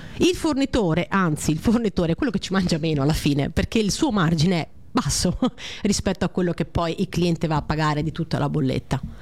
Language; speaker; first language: Italian; native; Italian